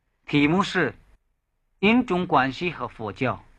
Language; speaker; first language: Chinese; non-native, fluent; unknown